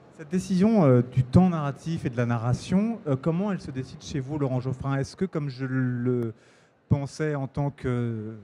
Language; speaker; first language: French; native; French